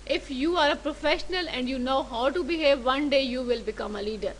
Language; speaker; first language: English; non-native, local second language; Urdu